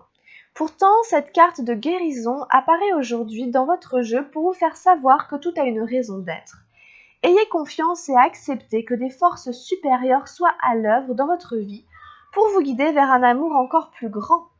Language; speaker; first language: French; native; French